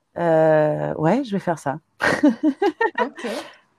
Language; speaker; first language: French; non-native, fluent; Portuguese